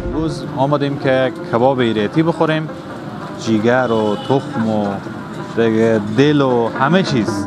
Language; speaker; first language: Persian; native; Persian